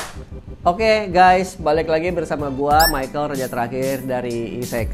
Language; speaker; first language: Indonesian; native; Indonesian